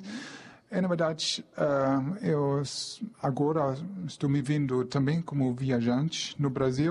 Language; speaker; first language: Portuguese; non-native, fluent; German